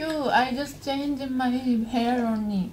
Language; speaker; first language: English; non-native, learner; Korean